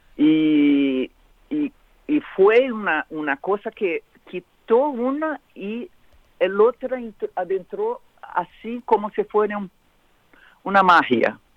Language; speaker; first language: Spanish; non-native, learner; Portuguese